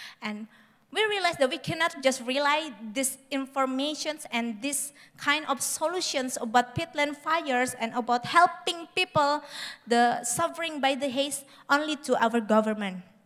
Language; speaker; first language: English; non-native, fluent; Indonesian